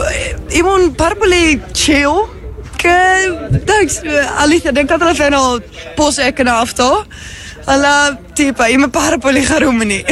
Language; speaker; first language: Greek; non-native, learner; Dutch